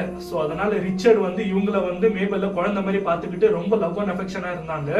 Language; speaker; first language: Tamil; native; Tamil